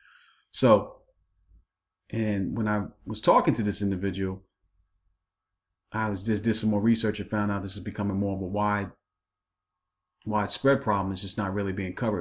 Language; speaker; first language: English; native; English